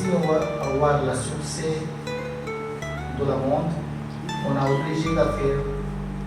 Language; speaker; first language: French; non-native, learner; Hindi